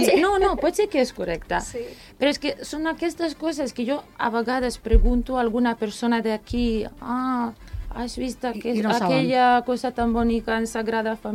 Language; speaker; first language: Catalan; non-native, fluent; Serbian